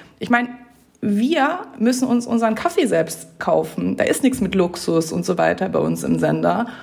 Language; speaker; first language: German; early bilingual, other home language; Persian